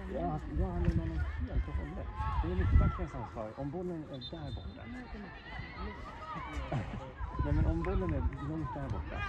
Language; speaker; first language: Swedish; native; Swedish